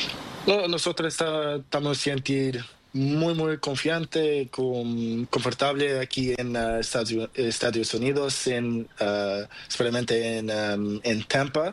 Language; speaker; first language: Spanish; non-native, learner; Portuguese